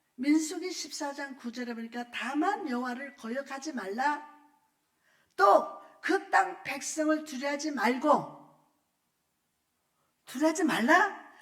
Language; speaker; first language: Korean; native; Korean